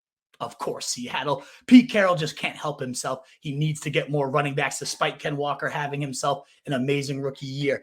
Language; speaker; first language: English; native; English